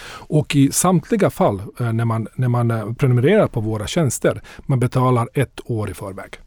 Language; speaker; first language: Swedish; non-native, fluent; Bosnian